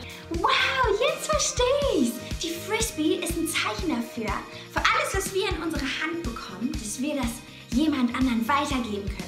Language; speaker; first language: German; native; German